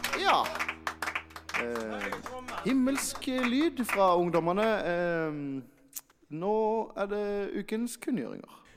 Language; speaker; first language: Norwegian; native; Norwegian